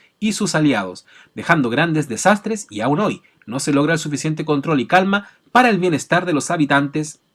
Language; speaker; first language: Spanish; native; Spanish